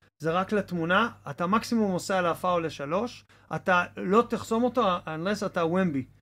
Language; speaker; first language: Hebrew; non-native, fluent; English